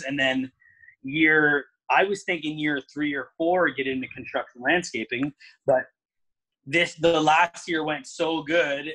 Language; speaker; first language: English; native; English